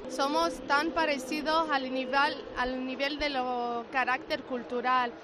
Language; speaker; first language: Spanish; non-native, fluent; Arabic